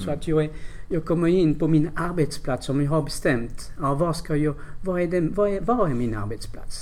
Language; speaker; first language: Swedish; non-native, fluent; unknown